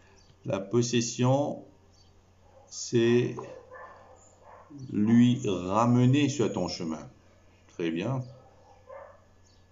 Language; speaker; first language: French; non-native, local second language; Morisyen